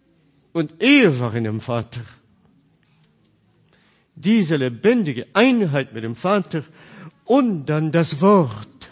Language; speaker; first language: German; non-native, fluent; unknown